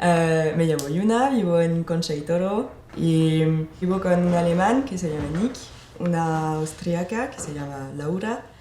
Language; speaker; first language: Spanish; non-native, fluent; French